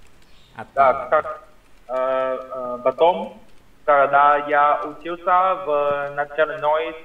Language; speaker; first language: Russian; non-native, learner; Vietnamese